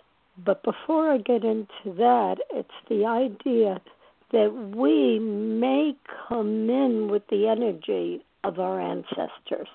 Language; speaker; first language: English; native; English